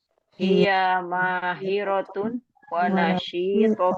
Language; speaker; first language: Arabic; non-native, learner; Indonesian